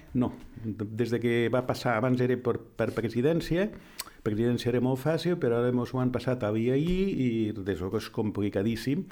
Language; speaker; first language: Catalan; native; Catalan